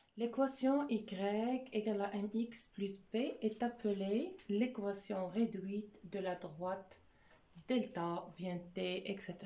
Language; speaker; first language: French; non-native, local second language; Arabic